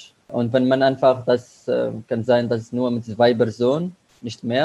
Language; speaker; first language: German; non-native, learner; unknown